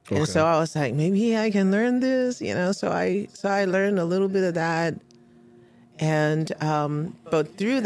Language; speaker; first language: English; non-native, local second language; Cantonese